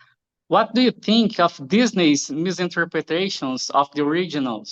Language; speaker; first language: English; non-native, learner; Portuguese